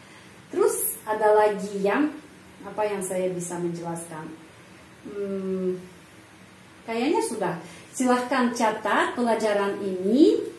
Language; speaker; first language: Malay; non-native, fluent; Russian